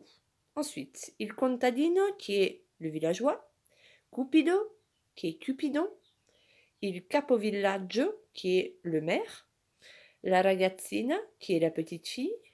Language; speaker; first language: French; native; French